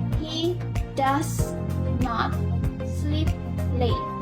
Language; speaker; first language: English; non-native, fluent; Indonesian